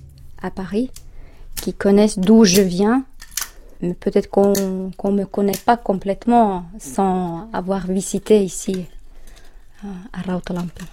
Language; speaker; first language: French; non-native, fluent; Finnish